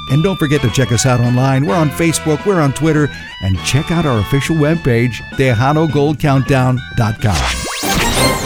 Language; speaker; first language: English; early bilingual, other home language; Spanish